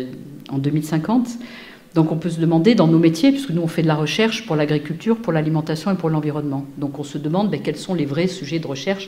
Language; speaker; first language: French; native; French